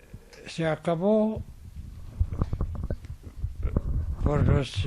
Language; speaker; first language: Spanish; non-native, fluent; Arabic